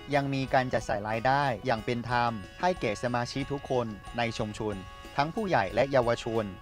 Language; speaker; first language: Thai; non-native, fluent; Chinese